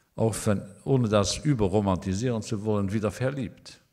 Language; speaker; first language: German; non-native, local second language; Luxembourgish